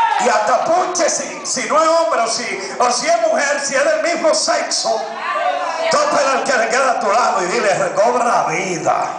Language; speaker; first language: Spanish; native; Spanish